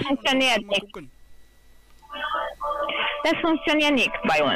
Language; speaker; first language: German; non-native, learner; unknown